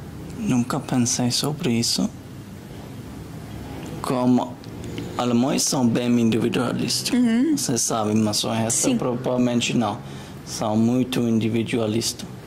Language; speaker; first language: Portuguese; non-native, learner; German